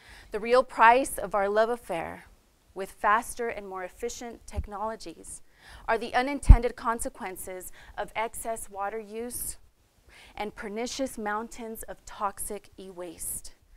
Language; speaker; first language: English; native; English